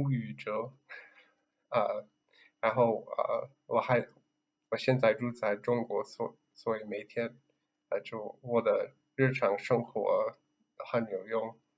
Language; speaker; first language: Chinese; non-native, learner; English